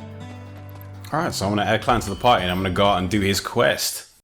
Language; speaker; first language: English; native; English